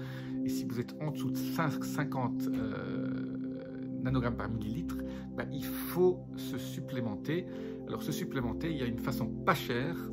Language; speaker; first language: French; native; French